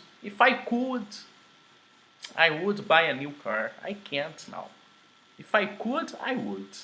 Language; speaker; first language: English; non-native, fluent; Portuguese